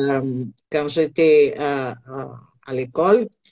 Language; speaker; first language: French; non-native, learner; Portuguese